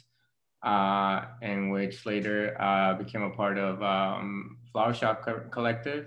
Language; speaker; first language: English; non-native, fluent; Spanish